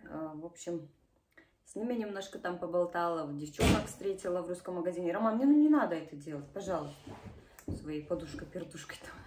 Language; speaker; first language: Russian; native; Russian